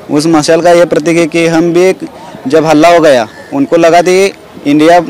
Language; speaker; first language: Hindi; non-native, local second language; Marathi